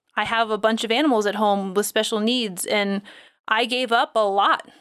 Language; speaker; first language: English; native; English